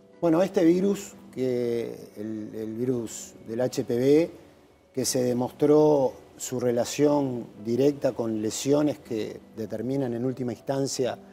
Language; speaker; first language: Spanish; native; Spanish